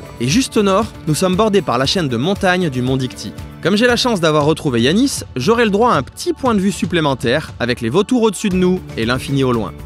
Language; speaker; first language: French; native; French